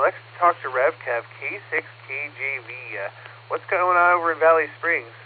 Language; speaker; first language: English; native; English